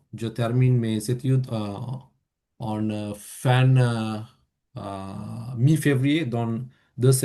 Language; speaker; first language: French; non-native, fluent; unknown